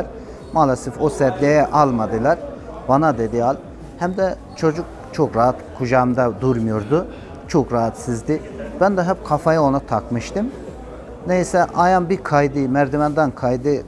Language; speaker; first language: Turkish; non-native, learner; Persian